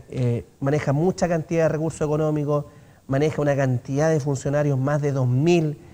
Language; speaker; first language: Spanish; native; Spanish